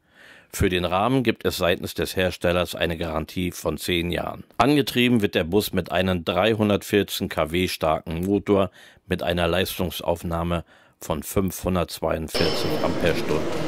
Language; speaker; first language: German; native; German